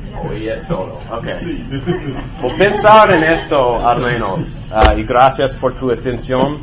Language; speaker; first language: Spanish; non-native, learner; English